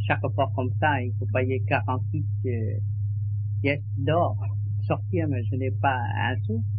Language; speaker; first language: French; non-native, learner; Vietnamese